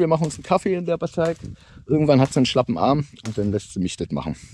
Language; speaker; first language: German; native; German